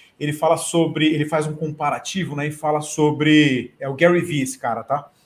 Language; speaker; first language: Portuguese; native; Portuguese